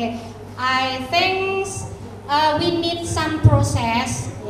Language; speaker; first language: English; non-native, fluent; Indonesian